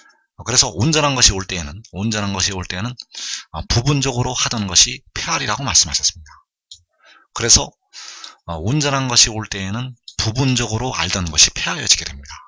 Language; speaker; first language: Korean; native; Korean